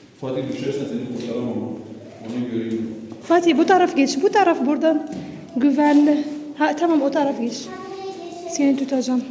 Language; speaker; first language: Turkish; non-native, learner; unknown